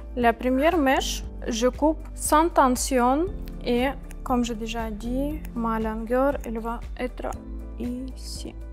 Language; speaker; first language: French; non-native, learner; Ukrainian